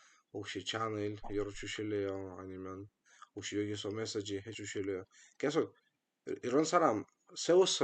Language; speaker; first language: Korean; non-native, fluent; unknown